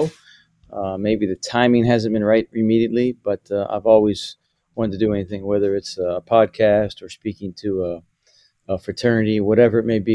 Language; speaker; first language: English; native; English